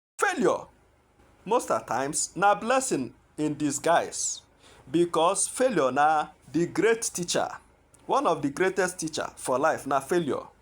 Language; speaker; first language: Nigerian Pidgin; non-native, local second language; Igbo